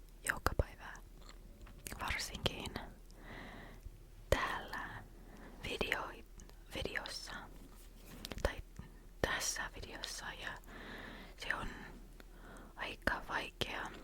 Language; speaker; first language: Finnish; non-native, learner; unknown